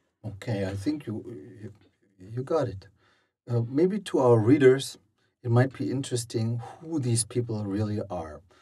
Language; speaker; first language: English; non-native, fluent; German